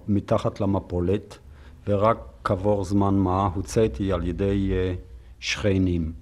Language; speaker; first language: Hebrew; non-native, fluent; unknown